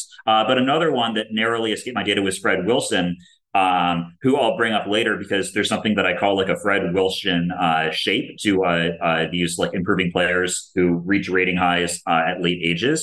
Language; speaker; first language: English; native; English